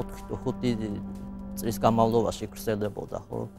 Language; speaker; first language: Georgian; non-native, fluent; Japanese